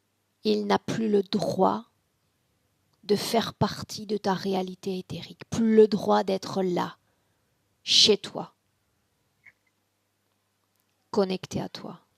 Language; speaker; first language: French; native; French